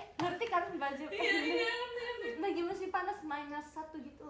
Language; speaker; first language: Indonesian; early bilingual, heritage; Indonesian